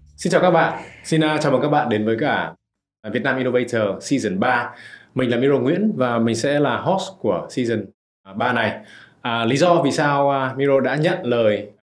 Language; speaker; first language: Vietnamese; early bilingual, heritage; Vietnamese